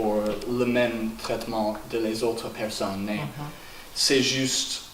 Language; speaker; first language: French; non-native, learner; English